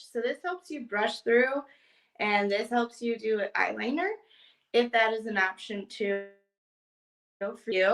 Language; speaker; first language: English; native; English